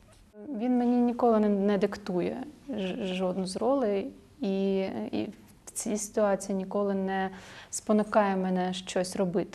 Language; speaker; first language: Ukrainian; non-native, local second language; Russian